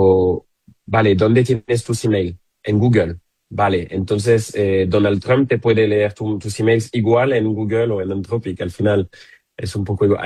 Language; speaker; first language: Spanish; non-native, fluent; French